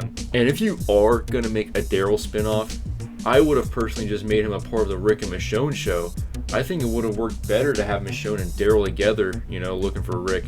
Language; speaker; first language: English; native; English